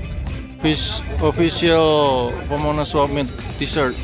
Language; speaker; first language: English; non-native, learner; Indonesian